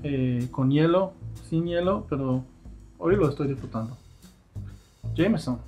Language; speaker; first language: Spanish; non-native, fluent; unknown